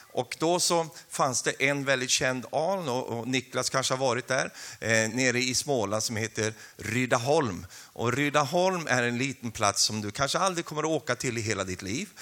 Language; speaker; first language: Swedish; native; Swedish